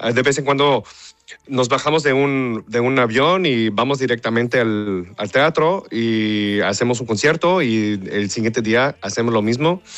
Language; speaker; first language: Spanish; early bilingual, other home language; English